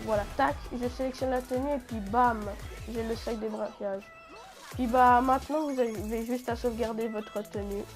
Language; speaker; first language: French; native; French